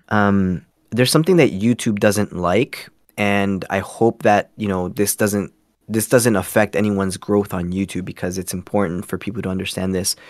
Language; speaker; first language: English; early bilingual, other home language; Spanish